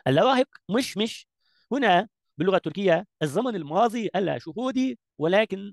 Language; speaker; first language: Arabic; non-native, learner; Turkish